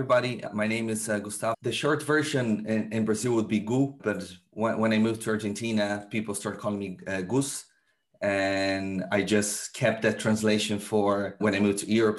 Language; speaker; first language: English; non-native, fluent; Portuguese